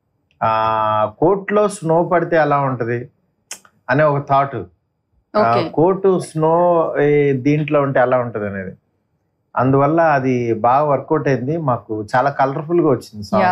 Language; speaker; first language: Telugu; native; Telugu